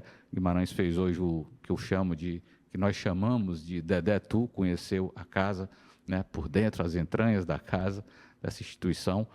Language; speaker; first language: Portuguese; native; Portuguese